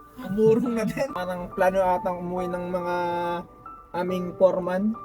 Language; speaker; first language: Filipino; native; Filipino